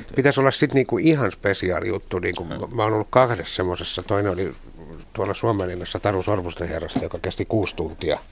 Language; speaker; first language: Finnish; native; Finnish